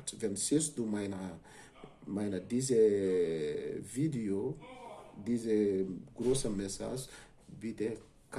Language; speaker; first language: German; non-native, learner; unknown